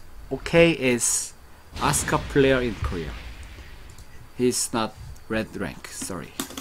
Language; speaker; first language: English; non-native, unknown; Korean